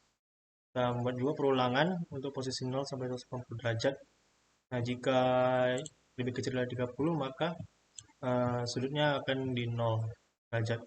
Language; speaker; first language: Indonesian; native; Indonesian